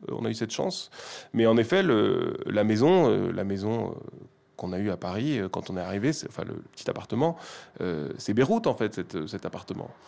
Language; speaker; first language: French; native; French